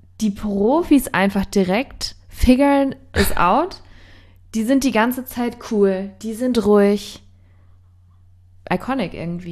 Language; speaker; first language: German; native; German